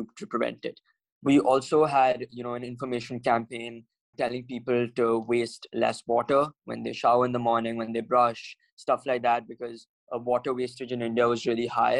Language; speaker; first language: English; non-native, local second language; Hindi